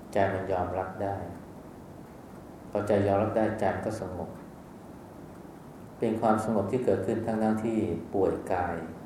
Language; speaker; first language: Thai; native; Thai